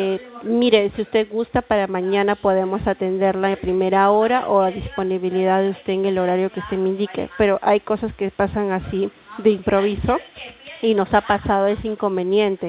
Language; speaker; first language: Spanish; native; Spanish